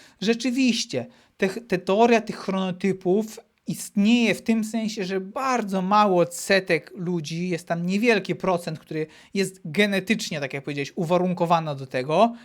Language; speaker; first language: Polish; native; Polish